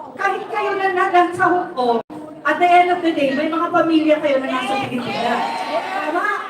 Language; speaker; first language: Filipino; non-native, local second language; Waray